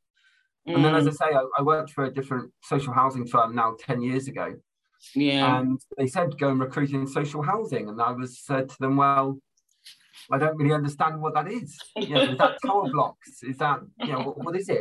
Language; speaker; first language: English; native; English